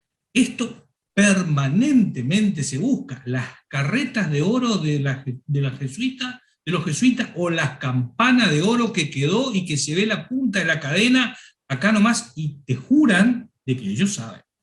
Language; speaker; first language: Spanish; native; Spanish